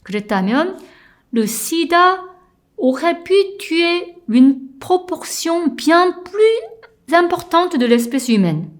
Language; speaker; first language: French; non-native, fluent; Korean